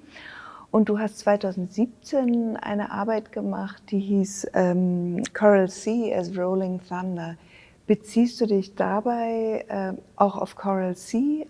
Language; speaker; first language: German; native; German